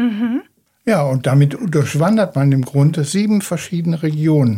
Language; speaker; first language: German; native; German